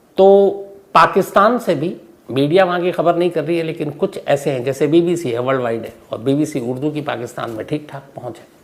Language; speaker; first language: Hindi; native; Hindi